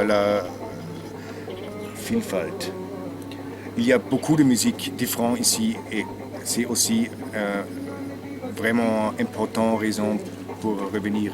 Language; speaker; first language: French; non-native, learner; German